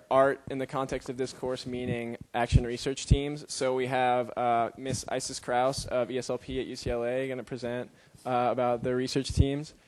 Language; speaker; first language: English; native; English